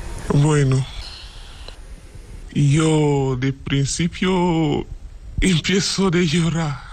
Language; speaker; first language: Spanish; non-native, learner; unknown